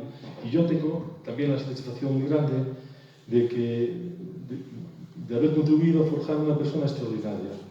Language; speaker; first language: Spanish; native; Spanish